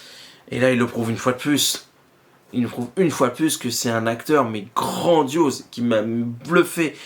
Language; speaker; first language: French; native; French